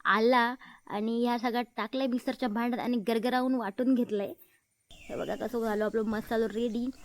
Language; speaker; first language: Marathi; non-native, local second language; Konkani